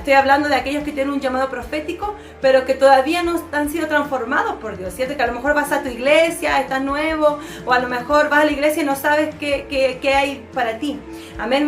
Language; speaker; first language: Spanish; native; Spanish